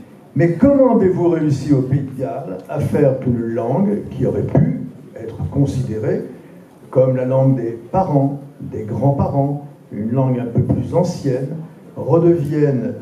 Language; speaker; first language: French; native; French